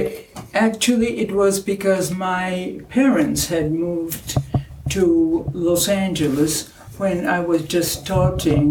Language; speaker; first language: English; non-native, fluent; Spanish